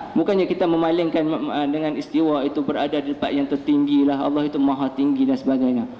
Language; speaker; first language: Malay; native; Malay